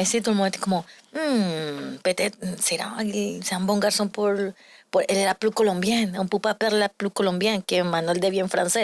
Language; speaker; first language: French; non-native, learner; Spanish